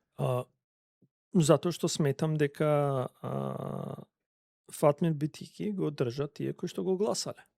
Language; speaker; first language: Macedonian; non-native, local second language; Albanian